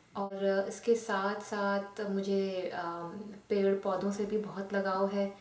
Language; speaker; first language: Hindi; non-native, local second language; Urdu